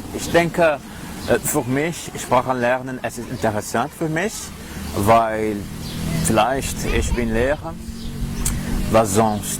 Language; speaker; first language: German; non-native, learner; Portuguese